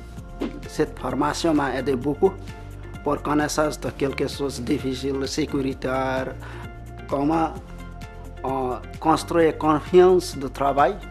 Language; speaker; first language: French; non-native, learner; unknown